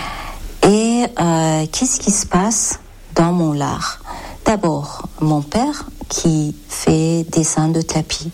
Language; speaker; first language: French; non-native, learner; Persian